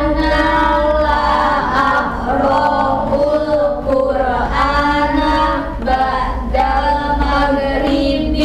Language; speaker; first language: Arabic; non-native, learner; Indonesian